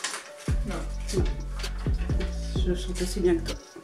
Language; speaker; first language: French; native; French